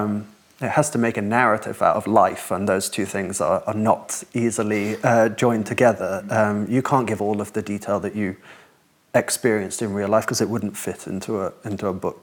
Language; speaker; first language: English; native; English